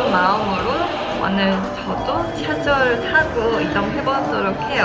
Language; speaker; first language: Korean; non-native, fluent; Japanese